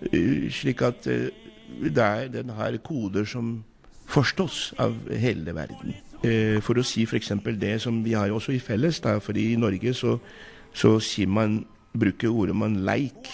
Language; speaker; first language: Norwegian; non-native, fluent; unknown